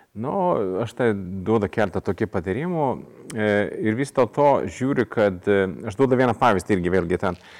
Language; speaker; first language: Lithuanian; non-native, fluent; Swedish